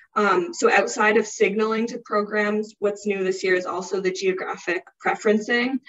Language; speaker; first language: English; native; English